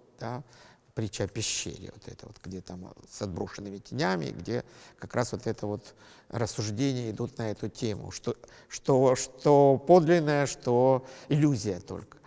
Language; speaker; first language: Russian; native; Russian